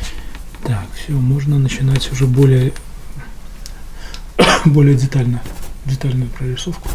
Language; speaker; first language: Russian; native; Russian